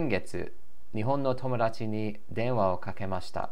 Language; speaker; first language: Japanese; non-native, learner; English